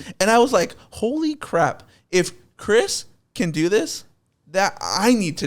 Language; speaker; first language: English; native; English